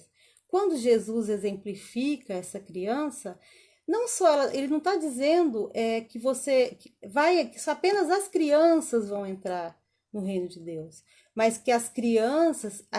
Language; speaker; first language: Portuguese; native; Portuguese